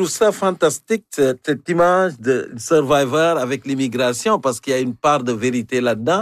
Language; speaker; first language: French; native; French